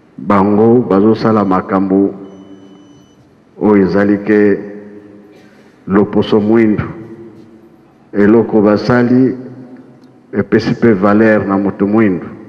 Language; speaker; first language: Lingala; non-native, local second language; Kongo